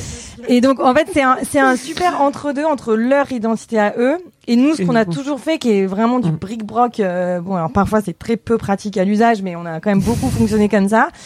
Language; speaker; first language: French; native; French